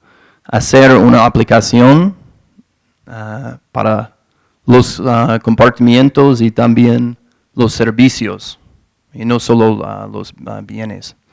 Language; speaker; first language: Spanish; non-native, fluent; English